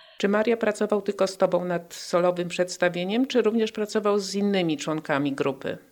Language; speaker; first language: Polish; native; Polish